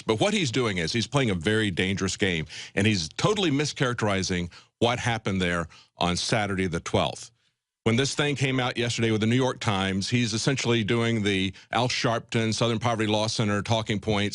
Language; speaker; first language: English; native; English